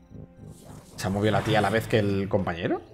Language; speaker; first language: Spanish; native; Spanish